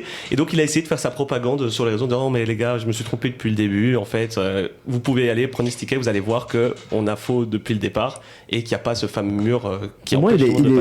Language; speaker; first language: French; native; French